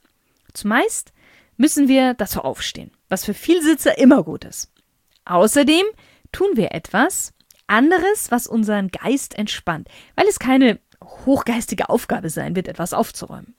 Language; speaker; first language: German; native; German